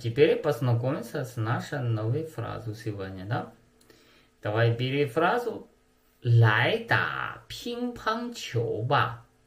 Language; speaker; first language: Russian; non-native, learner; Chinese